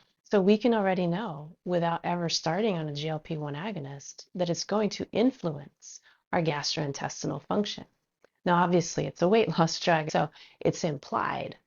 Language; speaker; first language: English; native; English